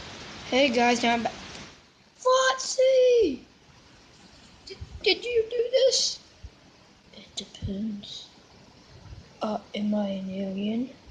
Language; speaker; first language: English; native; English